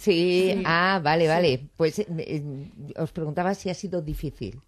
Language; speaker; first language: Spanish; native; Spanish